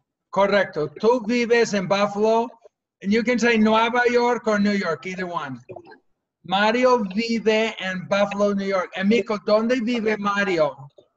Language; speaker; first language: Spanish; non-native, fluent; English